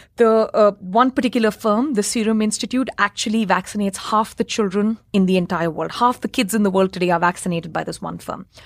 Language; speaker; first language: English; non-native, local second language; Hindi